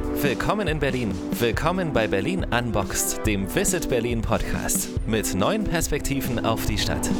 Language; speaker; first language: German; native; German